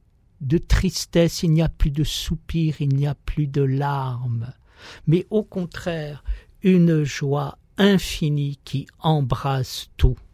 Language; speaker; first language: French; native; French